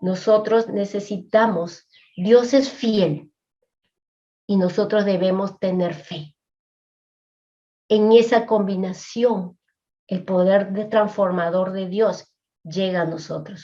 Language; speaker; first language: Spanish; native; Spanish